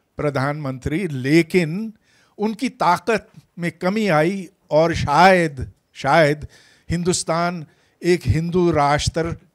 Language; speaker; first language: Urdu; native; Urdu